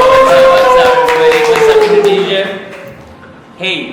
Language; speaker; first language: English; non-native, local second language; Malay